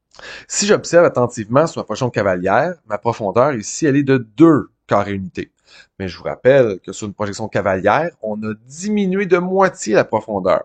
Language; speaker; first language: French; native; French